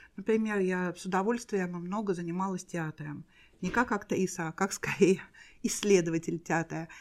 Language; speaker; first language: Russian; native; Russian